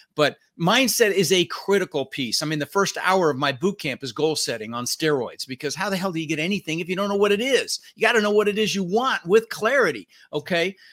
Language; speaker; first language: English; early bilingual, other home language; Dutch